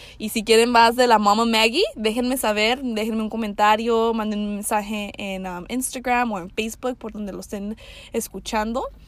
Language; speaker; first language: Spanish; early bilingual, heritage; Spanish